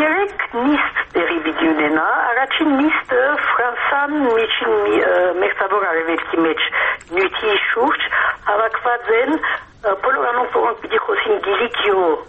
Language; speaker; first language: Armenian; early bilingual, heritage; Armenian